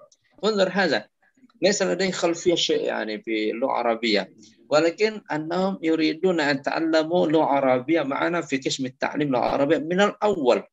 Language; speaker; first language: Arabic; non-native, fluent; Indonesian